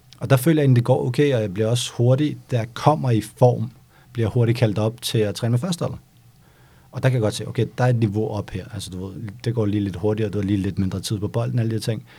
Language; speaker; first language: Danish; early bilingual, other home language; Bosnian